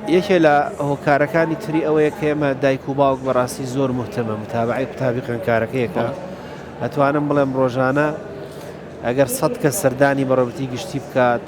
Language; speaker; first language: Central Kurdish; native; Central Kurdish